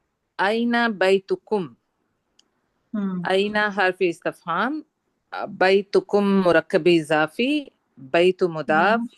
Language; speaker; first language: Arabic; non-native, learner; Urdu